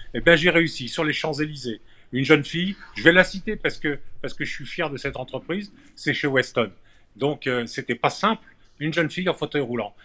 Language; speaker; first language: French; native; French